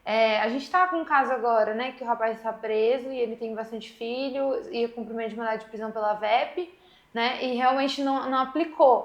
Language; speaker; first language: Portuguese; native; Portuguese